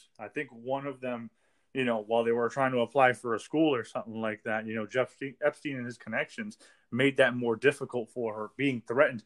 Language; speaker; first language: English; native; English